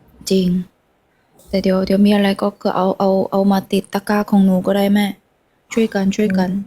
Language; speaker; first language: Thai; early bilingual, heritage; Thai